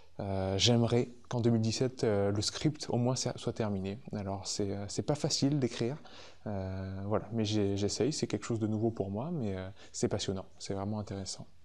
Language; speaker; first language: French; native; French